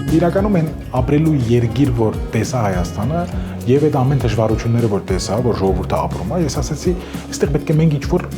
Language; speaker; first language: Armenian; early bilingual, heritage; Armenian